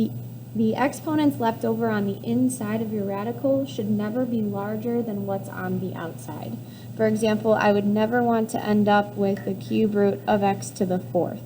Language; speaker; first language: English; native; English